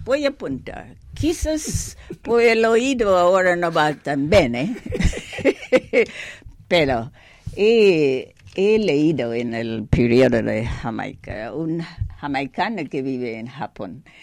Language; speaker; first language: Spanish; non-native, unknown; English